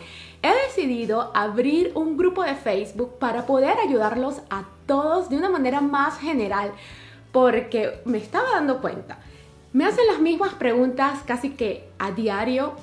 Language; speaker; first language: Spanish; native; Spanish